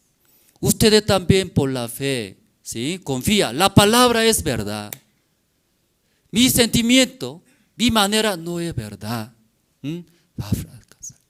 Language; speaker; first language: Spanish; non-native, learner; Korean